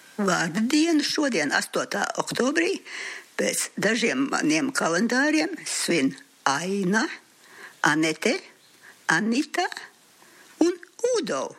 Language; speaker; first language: Latvian; early bilingual, heritage; Latvian